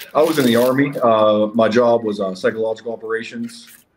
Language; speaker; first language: English; native; English